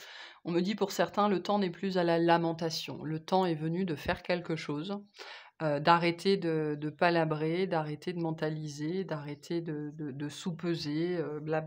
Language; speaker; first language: French; native; French